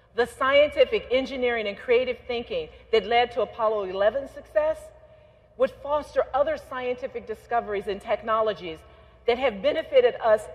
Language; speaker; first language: English; native; English